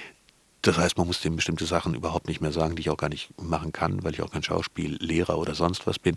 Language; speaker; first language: German; native; German